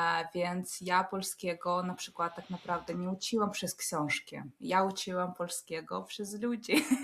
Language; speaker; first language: Polish; non-native, fluent; Russian